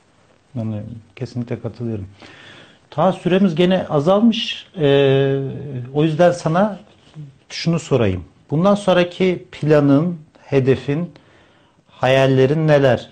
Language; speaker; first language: Turkish; native; Turkish